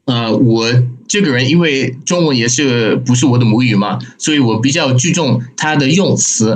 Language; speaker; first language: Chinese; non-native, fluent; Indonesian